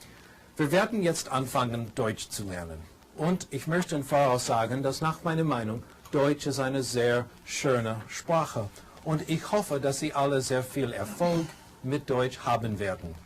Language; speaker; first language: German; non-native, fluent; English